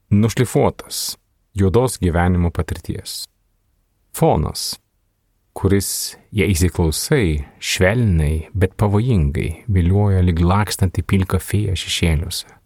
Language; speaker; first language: Lithuanian; non-native, fluent; Swedish